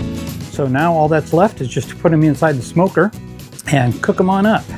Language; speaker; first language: English; native; English